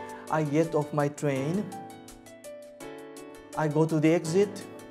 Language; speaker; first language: English; non-native, fluent; Japanese